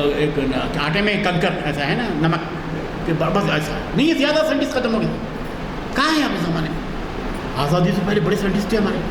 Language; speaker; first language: Urdu; native; Urdu